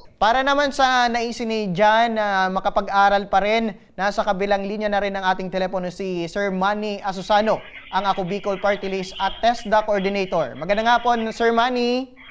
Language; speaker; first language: Filipino; non-native, local second language; Bikol